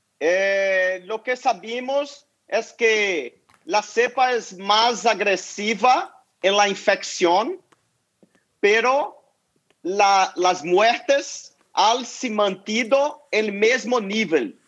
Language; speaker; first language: Spanish; non-native, learner; Portuguese